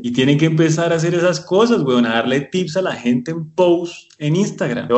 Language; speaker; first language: Spanish; native; Spanish